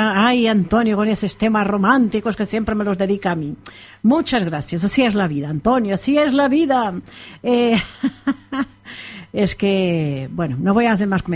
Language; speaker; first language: Spanish; native; Spanish